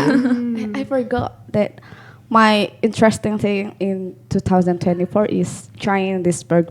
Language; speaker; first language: English; non-native, learner; Indonesian